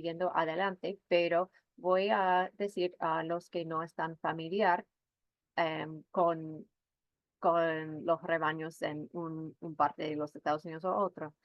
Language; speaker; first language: Spanish; non-native, fluent; English